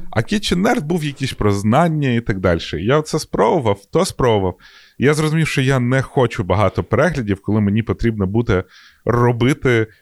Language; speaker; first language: Ukrainian; non-native, local second language; Russian